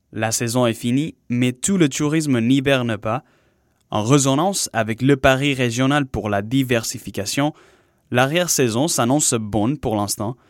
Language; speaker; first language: French; non-native, fluent; Spanish